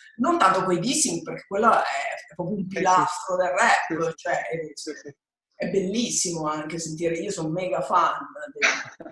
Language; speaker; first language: Italian; native; Italian